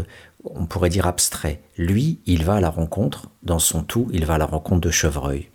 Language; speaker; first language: French; native; French